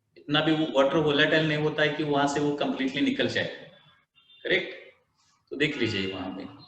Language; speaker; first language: Hindi; non-native, local second language; Marathi